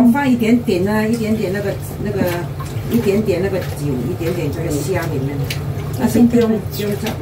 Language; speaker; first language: Chinese; non-native, local second language; Cantonese